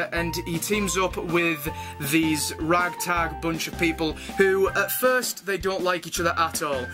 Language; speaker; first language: English; native; English